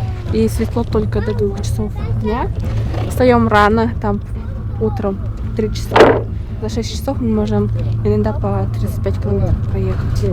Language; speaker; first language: Russian; non-native, local second language; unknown